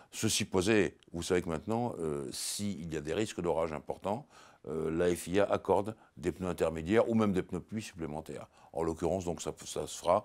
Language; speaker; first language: French; native; French